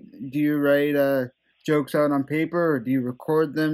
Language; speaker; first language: English; non-native, fluent; Dutch